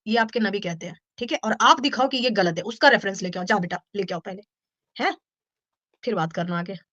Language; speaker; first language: Hindi; native; Hindi